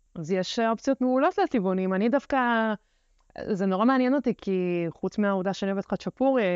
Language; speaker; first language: Hebrew; early bilingual, other home language; Russian